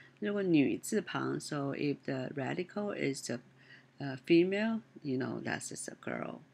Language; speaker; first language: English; non-native, learner; Chinese